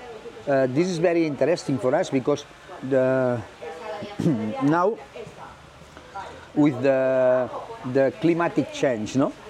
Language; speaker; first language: English; non-native, learner; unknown